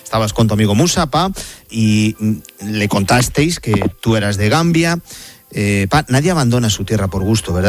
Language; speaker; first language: Spanish; native; Spanish